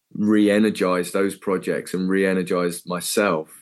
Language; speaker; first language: English; native; English